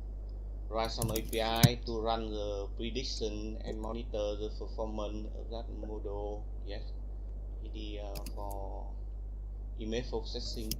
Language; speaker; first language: English; non-native, learner; Vietnamese